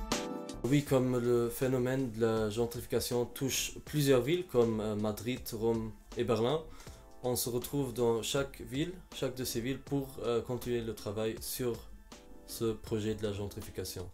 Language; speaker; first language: French; non-native, fluent; German